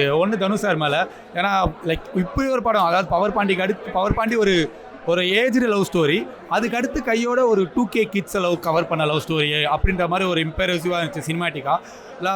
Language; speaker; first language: Tamil; native; Tamil